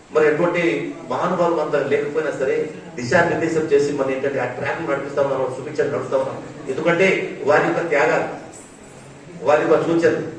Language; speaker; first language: Telugu; non-native, local second language; Lambadi